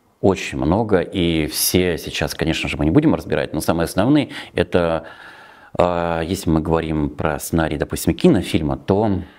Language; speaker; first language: Russian; native; Russian